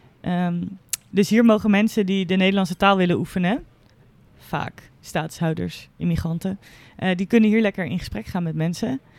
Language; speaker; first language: Dutch; native; Dutch